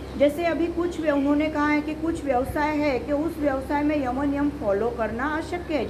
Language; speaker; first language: Hindi; non-native, local second language; Marathi